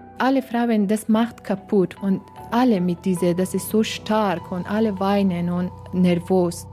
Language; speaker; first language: German; non-native, learner; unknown